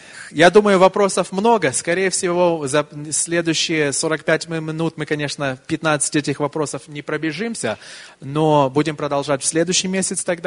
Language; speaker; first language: Russian; early bilingual, heritage; Russian